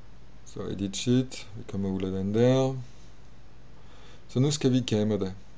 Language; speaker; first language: Danish; non-native, fluent; French